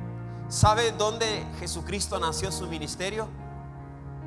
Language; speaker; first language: Spanish; native; Spanish